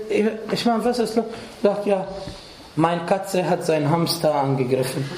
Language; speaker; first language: German; non-native, fluent; Arabic